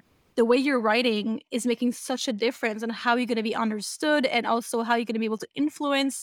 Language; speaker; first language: English; non-native, fluent; French